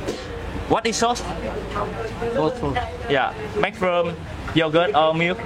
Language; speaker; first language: English; non-native, learner; Vietnamese